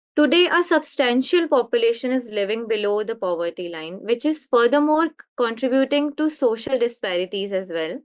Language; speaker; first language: English; non-native, local second language; Hindi